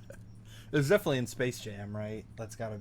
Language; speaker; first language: English; native; English